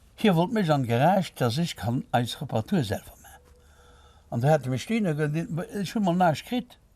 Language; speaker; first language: Luxembourgish; native; Luxembourgish